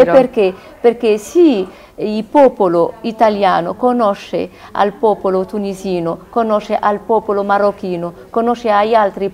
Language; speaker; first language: Italian; non-native, learner; Arabic